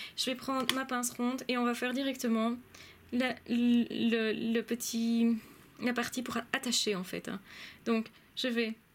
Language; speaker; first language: French; native; French